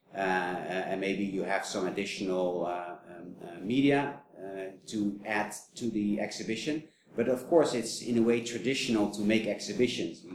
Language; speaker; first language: English; non-native, fluent; Dutch